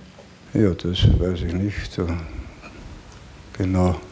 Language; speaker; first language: German; native; German